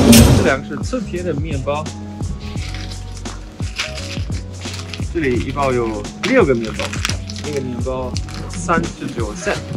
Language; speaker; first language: Chinese; non-native, fluent; German